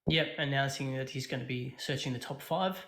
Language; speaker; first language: English; native; English